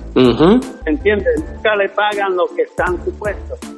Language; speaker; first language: Spanish; early bilingual, heritage; Spanish